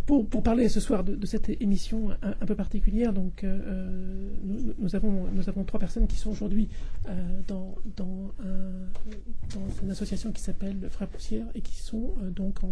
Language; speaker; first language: French; native; French